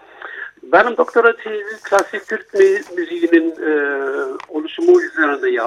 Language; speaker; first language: Turkish; non-native, fluent; German